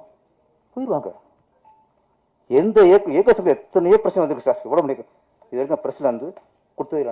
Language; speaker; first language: Tamil; native; Tamil